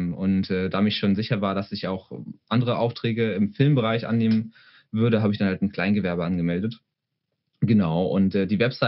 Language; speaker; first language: German; native; German